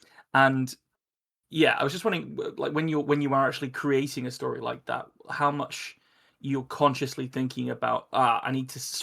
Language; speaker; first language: English; native; English